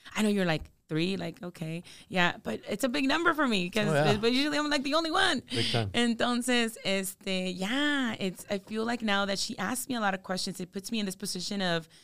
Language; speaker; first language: English; native; English